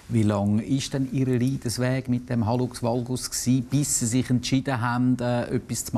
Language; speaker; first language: German; native; German